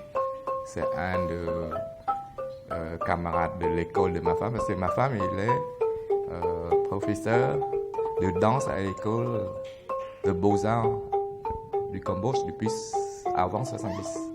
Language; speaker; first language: French; non-native, learner; Khmer